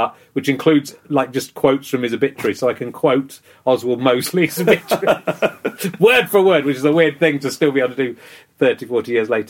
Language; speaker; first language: English; native; English